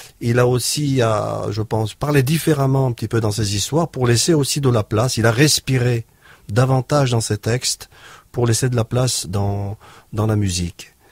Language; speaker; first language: French; native; French